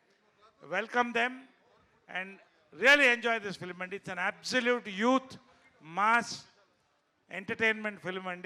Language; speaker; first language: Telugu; native; Telugu